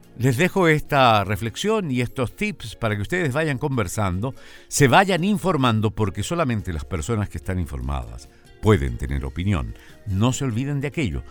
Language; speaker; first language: Spanish; native; Spanish